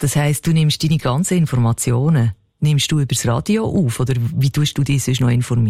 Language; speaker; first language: German; native; German